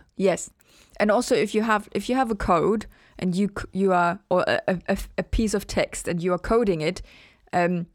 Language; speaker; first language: English; non-native, fluent; German